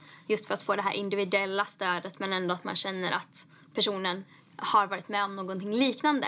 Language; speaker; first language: Swedish; native; Swedish